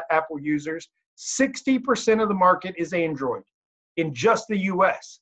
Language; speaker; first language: English; native; English